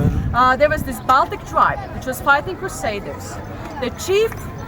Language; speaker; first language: English; non-native, fluent; Latvian